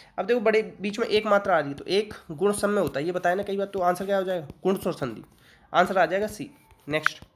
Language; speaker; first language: Hindi; native; Hindi